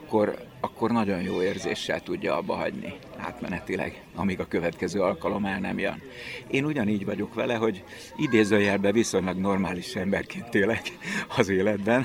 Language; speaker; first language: Hungarian; native; Hungarian